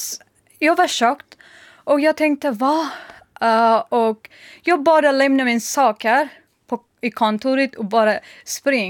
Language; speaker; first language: Swedish; non-native, learner; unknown